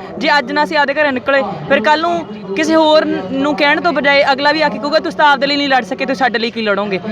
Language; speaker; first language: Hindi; non-native, local second language; Punjabi